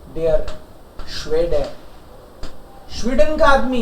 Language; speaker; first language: Hindi; native; Hindi